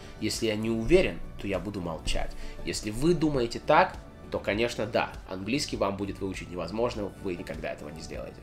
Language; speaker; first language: Russian; native; Russian